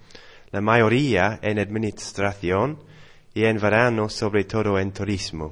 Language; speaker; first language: Spanish; non-native, learner; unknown